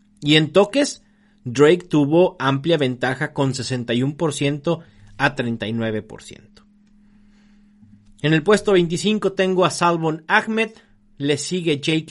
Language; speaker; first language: Spanish; native; Spanish